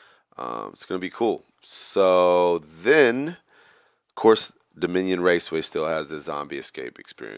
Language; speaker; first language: English; native; English